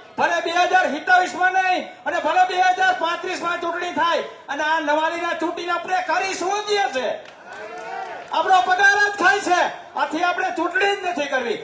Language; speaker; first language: Gujarati; native; Gujarati